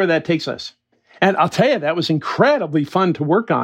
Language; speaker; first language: English; native; English